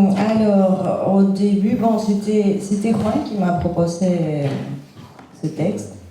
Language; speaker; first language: French; non-native, fluent; Spanish